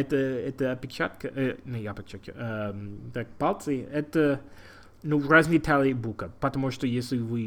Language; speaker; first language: Russian; non-native, learner; English